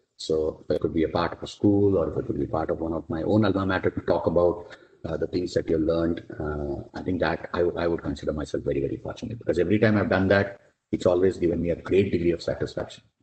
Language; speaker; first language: English; non-native, local second language; Tamil